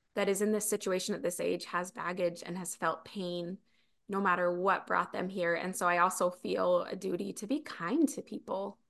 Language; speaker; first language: English; native; English